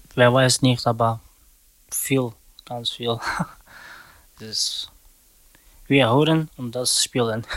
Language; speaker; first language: German; non-native, learner; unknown